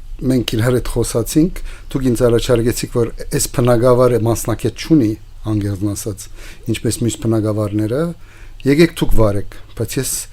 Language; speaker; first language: Armenian; early bilingual, heritage; Armenian